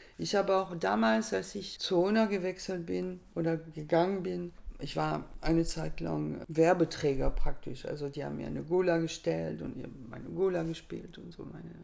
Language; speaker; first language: German; non-native, fluent; French